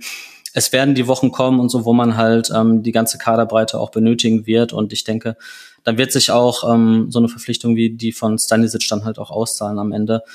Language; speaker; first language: German; native; German